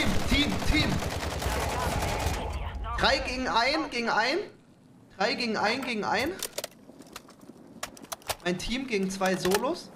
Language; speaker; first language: German; native; German